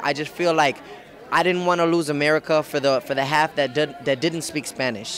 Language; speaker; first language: English; early bilingual, other home language; Spanish